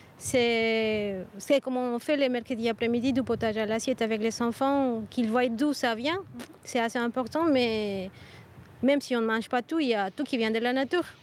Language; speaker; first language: French; non-native, fluent; Spanish